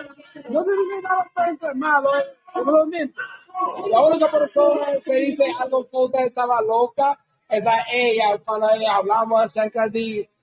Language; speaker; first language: Spanish; non-native, learner; English